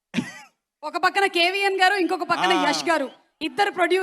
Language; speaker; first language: Telugu; native; Telugu